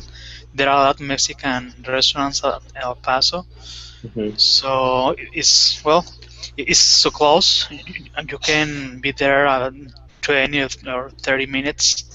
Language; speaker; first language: English; non-native, fluent; Spanish